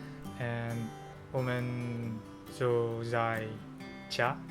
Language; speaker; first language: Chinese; non-native, learner; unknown